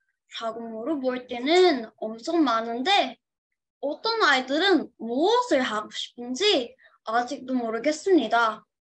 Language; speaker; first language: Korean; non-native, learner; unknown